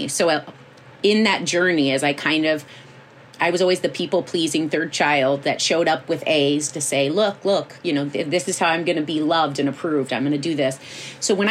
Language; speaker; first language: English; native; English